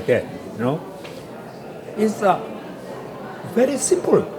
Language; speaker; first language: English; non-native, learner; Korean